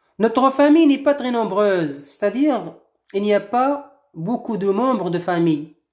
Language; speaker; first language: French; non-native, local second language; Arabic